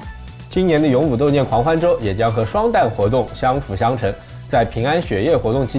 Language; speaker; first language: Chinese; native; Chinese